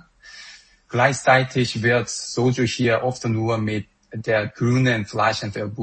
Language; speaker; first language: German; non-native, fluent; Korean